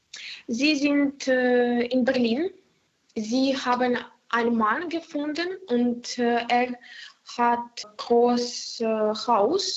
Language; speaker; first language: German; non-native, learner; Ukrainian